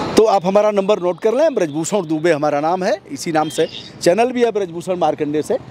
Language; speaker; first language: Hindi; native; Hindi